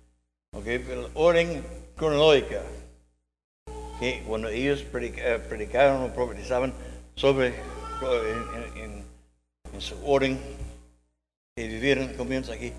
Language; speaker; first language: Spanish; non-native, learner; English